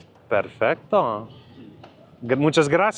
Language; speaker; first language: Spanish; non-native, learner; English